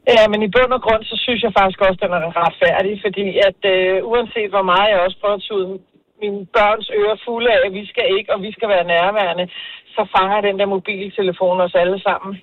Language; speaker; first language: Danish; native; Danish